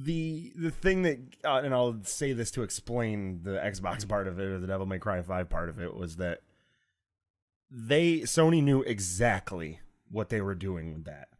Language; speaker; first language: English; native; English